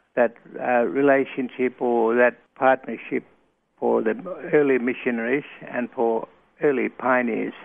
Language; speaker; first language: English; non-native, local second language; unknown